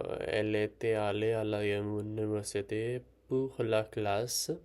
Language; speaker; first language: French; non-native, learner; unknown